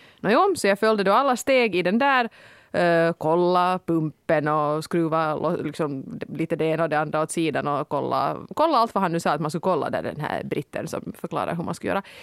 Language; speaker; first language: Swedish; native; Swedish